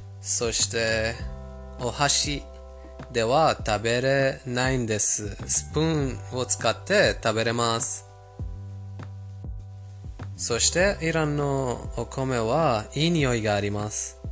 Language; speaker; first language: Japanese; non-native, fluent; Persian